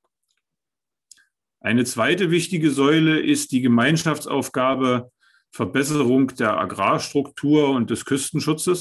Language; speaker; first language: German; native; German